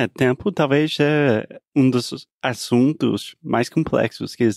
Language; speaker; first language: Portuguese; non-native, fluent; English